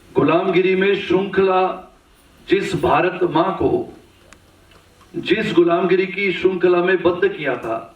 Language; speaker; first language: Hindi; non-native, local second language; Marathi